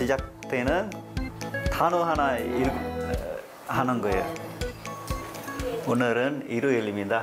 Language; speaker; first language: Korean; non-native, fluent; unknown